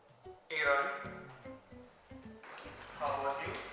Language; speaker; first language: English; non-native, local second language; Filipino